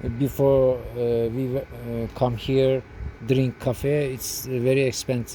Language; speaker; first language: English; non-native, learner; Turkish